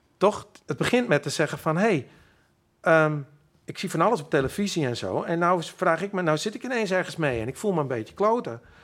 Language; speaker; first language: Dutch; non-native, local second language; Western Frisian